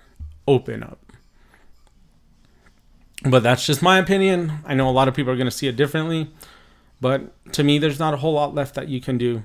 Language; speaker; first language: English; native; English